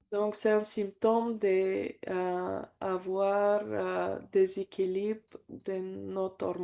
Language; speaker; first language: French; non-native, learner; Bulgarian